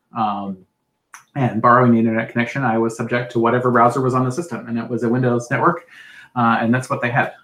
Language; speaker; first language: English; native; English